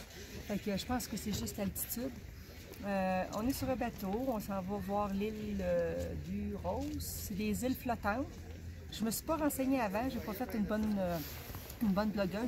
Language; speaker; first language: French; native; French